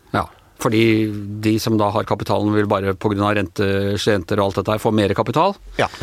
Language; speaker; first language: Norwegian; native; Norwegian